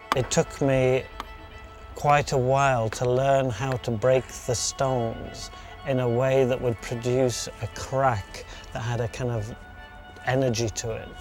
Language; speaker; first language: English; native; English